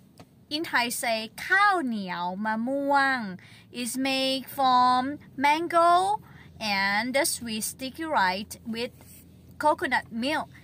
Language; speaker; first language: English; non-native, learner; Thai